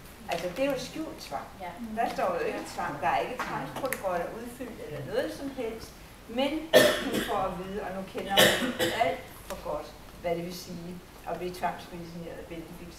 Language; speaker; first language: Danish; native; Danish